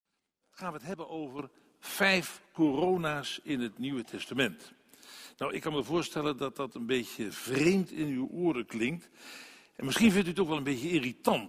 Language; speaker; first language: Dutch; native; Dutch